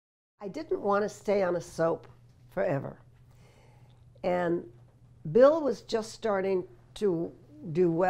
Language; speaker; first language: English; native; English